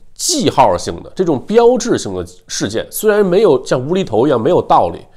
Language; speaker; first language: Chinese; native; Chinese